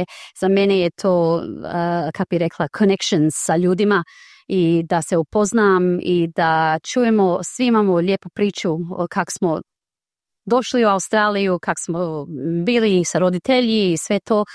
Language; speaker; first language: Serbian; early bilingual, heritage; Croatian